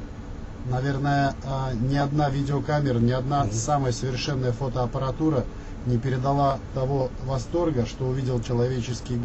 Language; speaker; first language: Russian; native; Russian